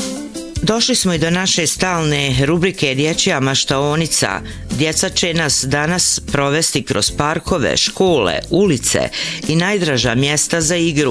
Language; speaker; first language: Bosnian; native; Bosnian